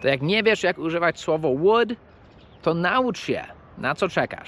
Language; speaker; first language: Polish; non-native, fluent; English